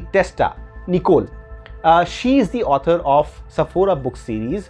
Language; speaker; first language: English; non-native, local second language; Hindi